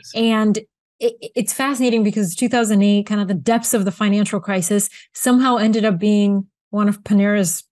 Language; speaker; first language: English; early bilingual, other home language; Bulgarian